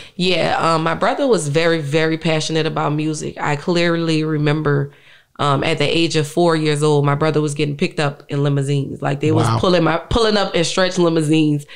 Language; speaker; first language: English; native; English